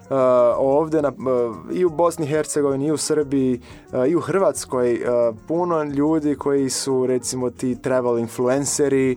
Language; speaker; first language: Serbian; non-native, fluent; Portuguese